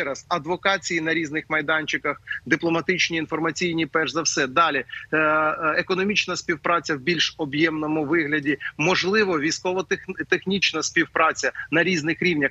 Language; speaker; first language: Ukrainian; native; Ukrainian